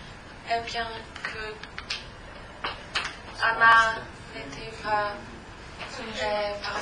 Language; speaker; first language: French; non-native, learner; German